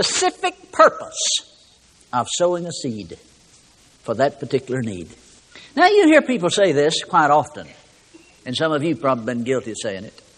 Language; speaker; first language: English; native; English